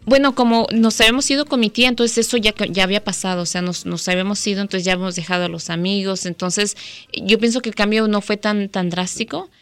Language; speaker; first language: Spanish; early bilingual, heritage; Spanish